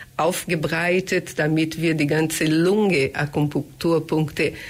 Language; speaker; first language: German; non-native, fluent; Portuguese